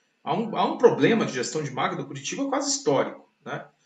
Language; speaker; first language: Portuguese; native; Portuguese